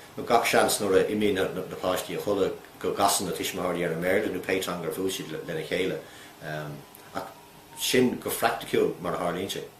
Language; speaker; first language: Irish; native; Irish